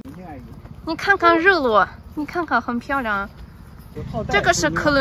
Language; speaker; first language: Chinese; non-native, fluent; Ukrainian